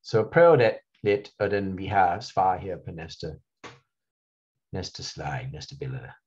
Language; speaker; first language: Danish; non-native, fluent; English